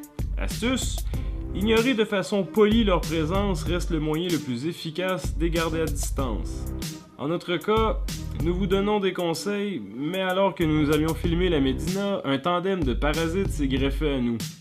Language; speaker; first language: French; native; French